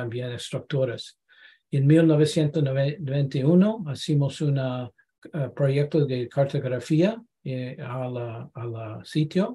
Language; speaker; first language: Spanish; non-native, learner; English